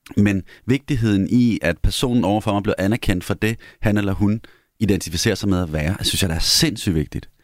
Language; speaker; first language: Danish; native; Danish